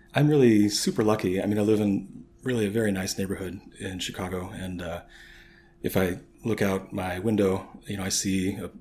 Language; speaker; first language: English; native; English